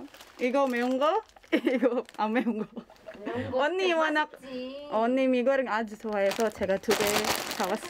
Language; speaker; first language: Korean; non-native, fluent; Indonesian